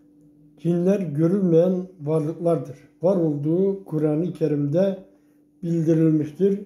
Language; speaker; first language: Turkish; native; Turkish